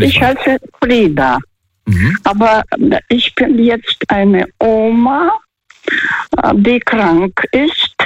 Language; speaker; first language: German; non-native, fluent; Russian